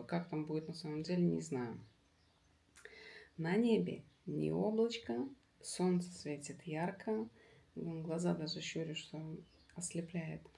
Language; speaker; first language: Russian; native; Russian